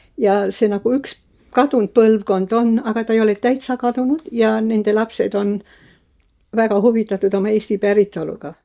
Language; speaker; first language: Estonian; early bilingual, heritage; Estonian